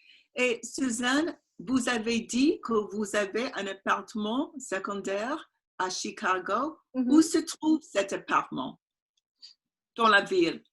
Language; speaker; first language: French; non-native, learner; English